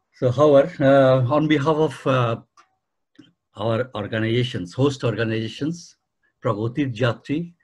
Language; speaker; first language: English; non-native, local second language; Bangla